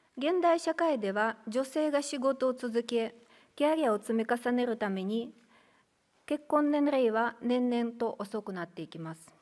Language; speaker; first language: Japanese; non-native, fluent; Russian